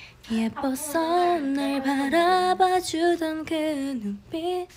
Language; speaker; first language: Korean; native; Korean